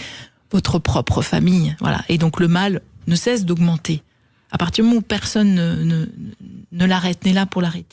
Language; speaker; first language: French; native; French